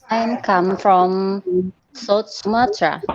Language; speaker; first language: English; non-native, learner; Indonesian